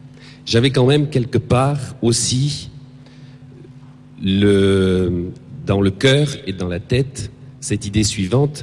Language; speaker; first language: French; native; French